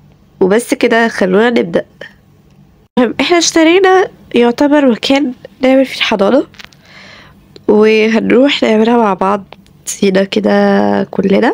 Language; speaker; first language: Arabic; native; Arabic